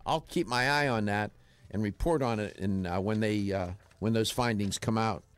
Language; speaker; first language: English; native; English